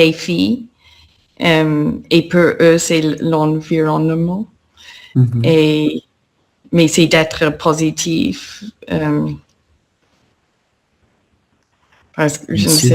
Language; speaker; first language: French; non-native, fluent; English